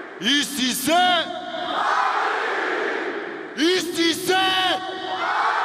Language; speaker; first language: French; non-native, learner; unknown